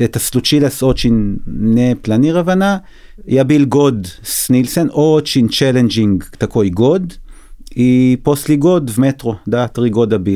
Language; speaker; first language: Russian; non-native, learner; Hebrew